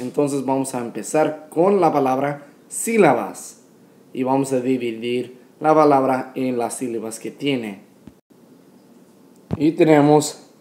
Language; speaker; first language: Spanish; non-native, fluent; English